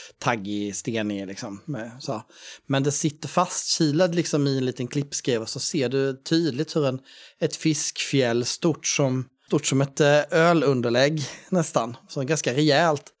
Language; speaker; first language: Swedish; native; Swedish